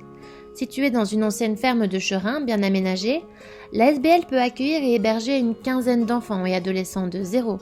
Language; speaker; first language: French; native; French